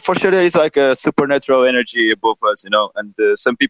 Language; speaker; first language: English; non-native, fluent; Portuguese